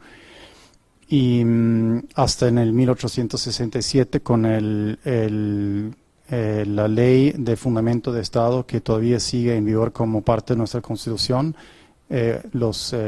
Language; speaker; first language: Spanish; non-native, fluent; German